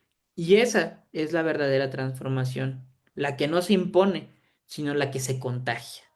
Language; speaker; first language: Spanish; native; Spanish